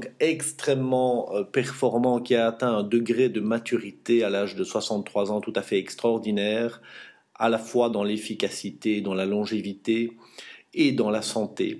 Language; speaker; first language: French; native; French